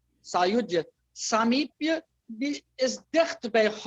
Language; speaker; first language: Dutch; non-native, local second language; Caribbean Hindustani